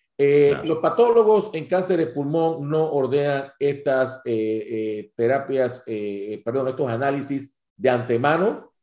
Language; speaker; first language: Spanish; native; Spanish